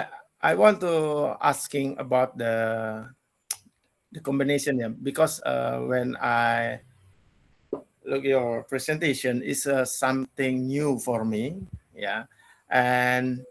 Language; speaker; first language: English; non-native, learner; Indonesian